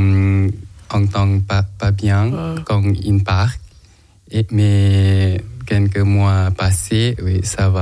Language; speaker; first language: French; non-native, learner; Thai